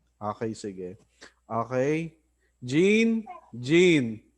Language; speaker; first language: Filipino; native; Filipino